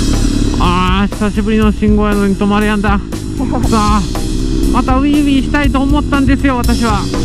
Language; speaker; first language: Japanese; native; Japanese